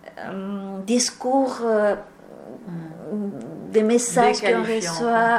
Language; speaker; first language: French; non-native, learner; Spanish